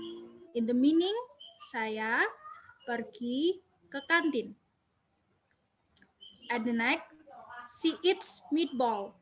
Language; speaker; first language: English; non-native, learner; Indonesian